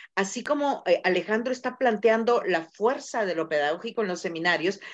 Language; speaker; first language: Spanish; native; Spanish